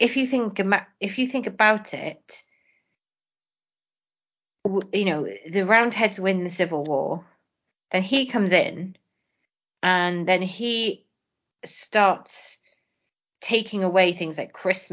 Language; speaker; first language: English; native; English